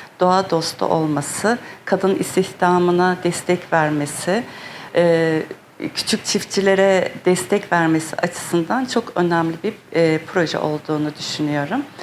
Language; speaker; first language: Turkish; native; Turkish